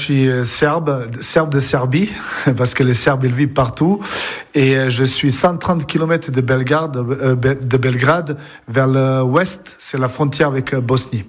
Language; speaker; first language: French; non-native, fluent; Serbian